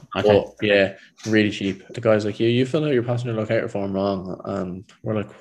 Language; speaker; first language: English; native; English